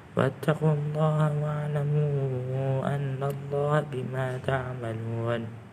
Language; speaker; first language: Arabic; non-native, learner; Indonesian